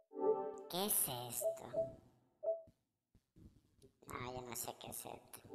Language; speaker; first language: Spanish; native; Spanish